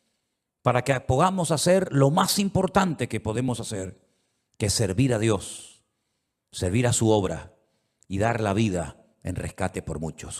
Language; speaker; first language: Spanish; native; Spanish